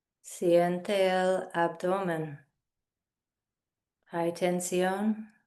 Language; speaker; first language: Spanish; non-native, fluent; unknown